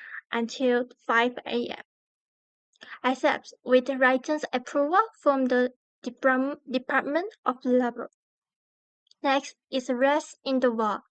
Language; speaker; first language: English; non-native, learner; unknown